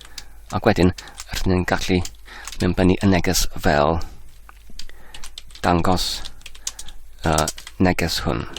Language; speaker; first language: Welsh; non-native, learner; English